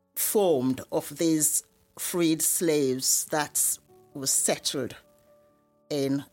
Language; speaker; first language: English; non-native, local second language; Krio